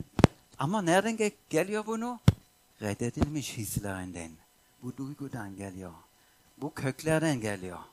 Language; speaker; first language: Turkish; non-native, fluent; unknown